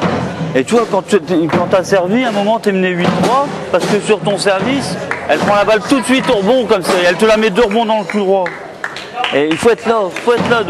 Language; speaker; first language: French; native; French